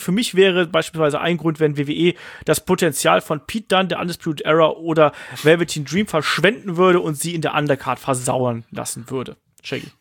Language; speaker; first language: German; native; German